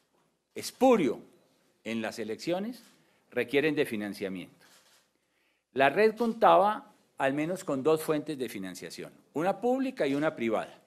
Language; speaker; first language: Spanish; native; Spanish